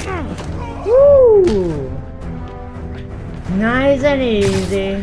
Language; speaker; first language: English; non-native, learner; Indonesian